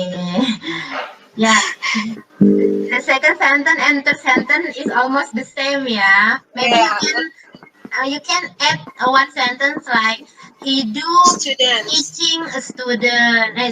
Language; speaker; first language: English; non-native, learner; Indonesian